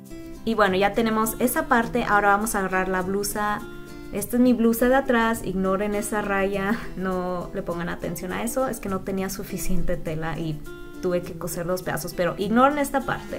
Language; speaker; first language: Spanish; native; Spanish